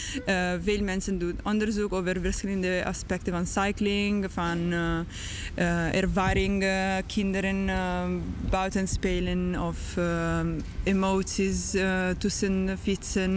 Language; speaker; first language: Dutch; non-native, learner; English